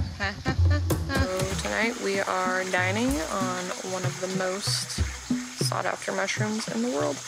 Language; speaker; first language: English; native; English